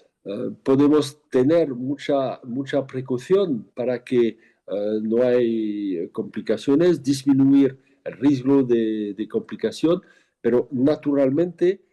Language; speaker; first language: Spanish; non-native, fluent; French